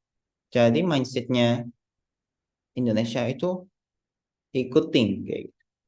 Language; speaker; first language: Indonesian; non-native, fluent; Japanese